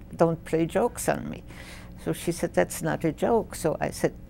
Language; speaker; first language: English; non-native, fluent; Polish